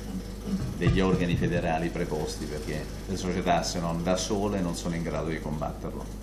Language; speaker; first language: Italian; native; Italian